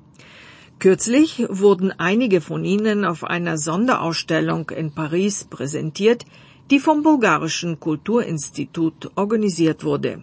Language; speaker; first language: German; non-native, fluent; Bulgarian